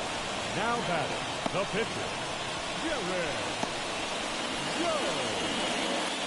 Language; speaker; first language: English; native; English